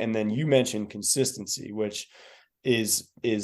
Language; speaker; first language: English; native; English